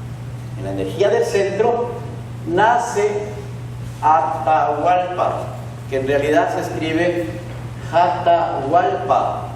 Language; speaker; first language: Spanish; native; Spanish